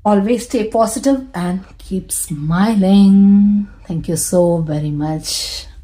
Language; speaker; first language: English; non-native, local second language; Tamil